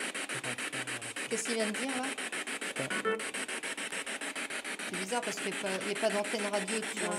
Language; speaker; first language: French; native; French